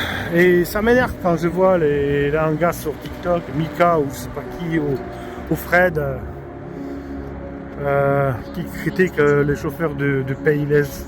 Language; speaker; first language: French; non-native, fluent; Polish